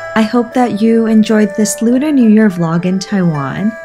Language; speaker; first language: English; native; English